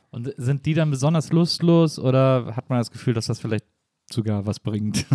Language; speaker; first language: German; native; German